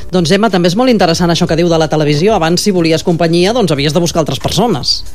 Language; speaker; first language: Catalan; native; Catalan